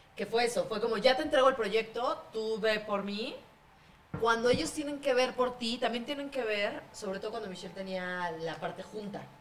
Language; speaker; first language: Spanish; native; Spanish